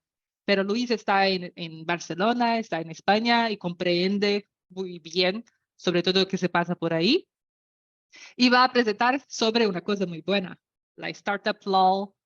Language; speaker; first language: Spanish; non-native, learner; Portuguese